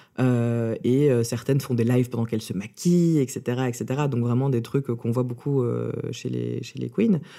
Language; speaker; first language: French; early bilingual, other home language; Russian